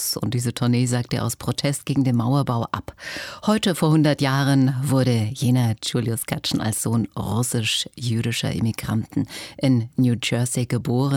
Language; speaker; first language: German; native; German